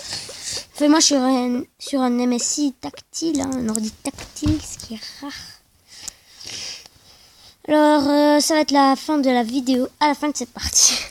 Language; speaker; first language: French; native; French